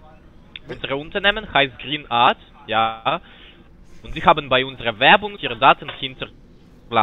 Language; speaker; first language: German; non-native, learner; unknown